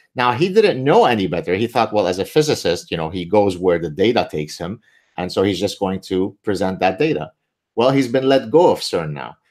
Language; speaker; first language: English; early bilingual, other home language; Arabic